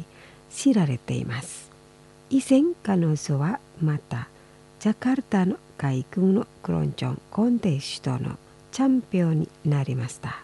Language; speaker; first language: Japanese; non-native, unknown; Indonesian